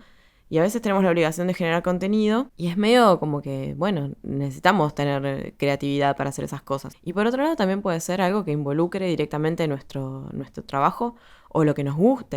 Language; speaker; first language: Spanish; native; Spanish